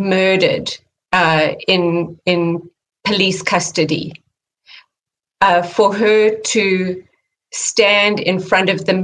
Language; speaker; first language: English; native; English